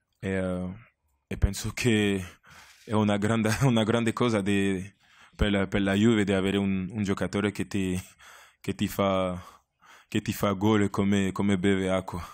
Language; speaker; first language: Italian; non-native, learner; French